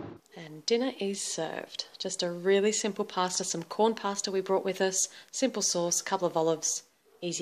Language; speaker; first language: English; native; English